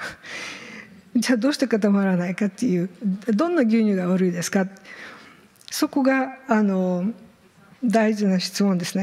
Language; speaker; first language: Japanese; non-native, fluent; Bulgarian